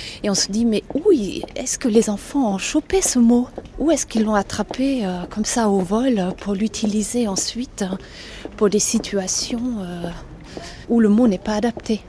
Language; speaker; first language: French; non-native, fluent; German